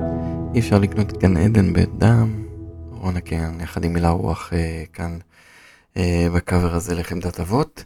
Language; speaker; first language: Hebrew; native; Hebrew